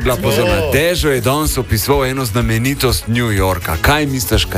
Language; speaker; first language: Slovenian; native; Slovenian